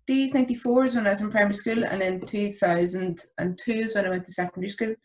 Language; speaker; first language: English; native; English